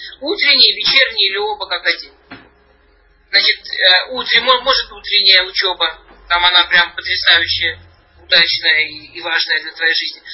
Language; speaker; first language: Russian; early bilingual, heritage; Russian